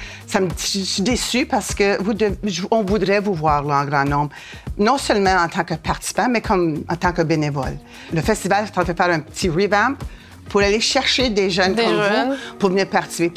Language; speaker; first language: French; native; French